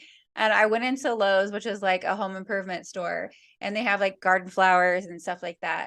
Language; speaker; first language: English; native; English